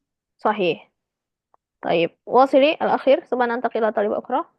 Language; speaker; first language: Arabic; non-native, fluent; Indonesian